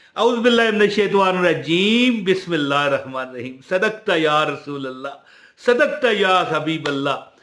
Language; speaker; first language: Urdu; non-native, local second language; Punjabi